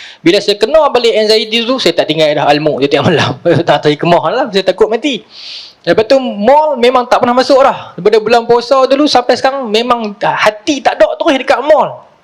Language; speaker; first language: Malay; native; Malay